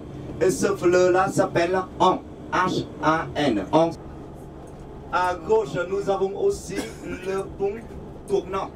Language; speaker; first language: French; non-native, fluent; Vietnamese